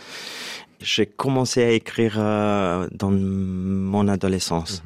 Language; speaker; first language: French; non-native, fluent; Romanian